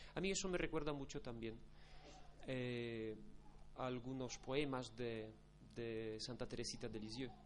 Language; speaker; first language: Spanish; non-native, fluent; Polish